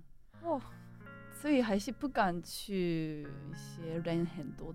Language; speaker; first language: Chinese; non-native, fluent; Japanese